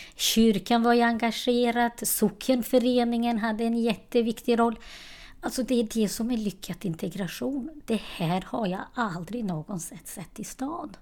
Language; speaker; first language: Swedish; non-native, fluent; Albanian